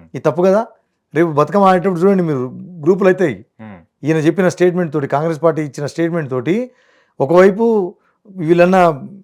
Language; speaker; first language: Telugu; non-native, local second language; Lambadi